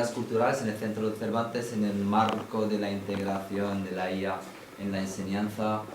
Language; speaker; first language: Spanish; non-native, fluent; Arabic